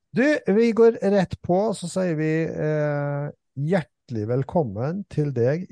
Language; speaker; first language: Norwegian; native; Norwegian